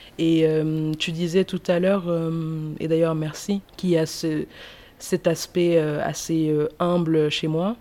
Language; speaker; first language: French; early bilingual, other home language; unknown